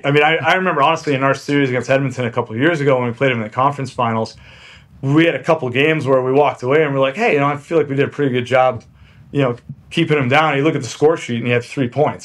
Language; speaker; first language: English; native; English